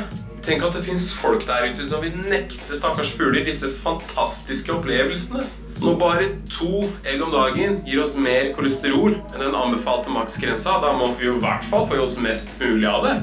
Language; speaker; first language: Norwegian; native; Norwegian